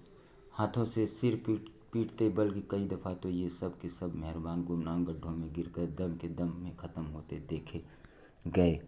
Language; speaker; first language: Hindi; native; Hindi